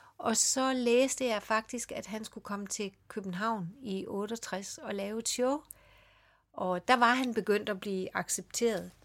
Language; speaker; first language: Danish; early bilingual, other home language; Swedish